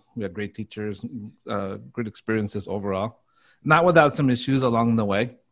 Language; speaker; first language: English; native; English